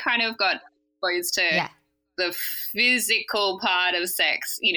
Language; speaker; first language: English; native; English